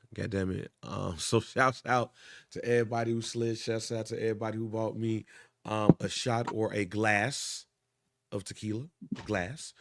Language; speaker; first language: English; native; English